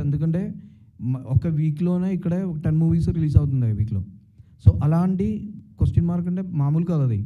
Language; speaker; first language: Telugu; non-native, local second language; Malayalam